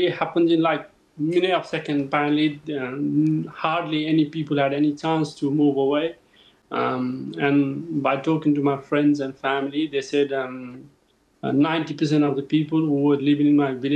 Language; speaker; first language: English; non-native, local second language; Nepali